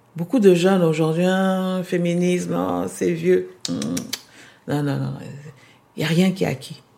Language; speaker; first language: French; non-native, local second language; Lingala